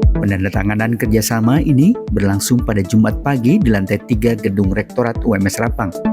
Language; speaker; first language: Indonesian; native; Indonesian